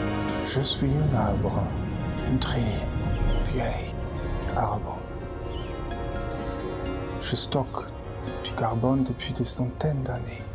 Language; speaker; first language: French; non-native, fluent; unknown